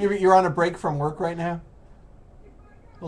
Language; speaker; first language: English; native; English